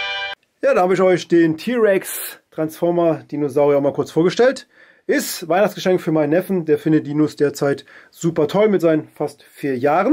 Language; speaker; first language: German; native; German